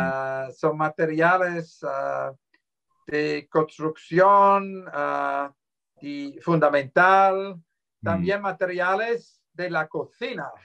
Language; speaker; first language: Spanish; non-native, fluent; Swiss German